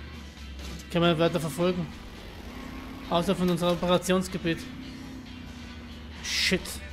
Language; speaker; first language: German; native; German